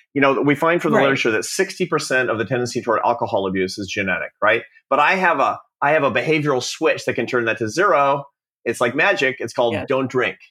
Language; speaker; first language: English; native; English